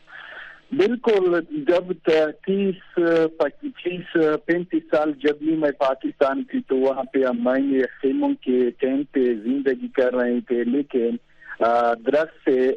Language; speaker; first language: Hindi; non-native, fluent; Pashto